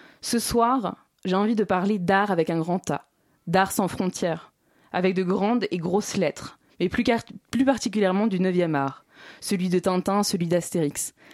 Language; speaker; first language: French; non-native, fluent; Russian